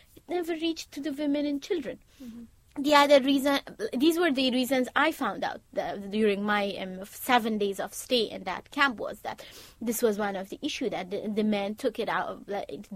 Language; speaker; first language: English; non-native, fluent; Persian